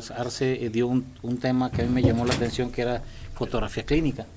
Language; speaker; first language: Spanish; native; Spanish